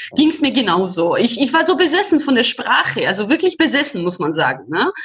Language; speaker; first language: German; non-native, fluent; Georgian